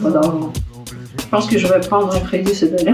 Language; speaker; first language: French; non-native, fluent; Russian